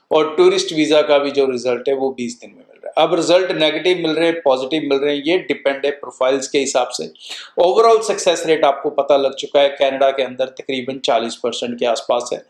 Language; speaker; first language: Hindi; non-native, local second language; Punjabi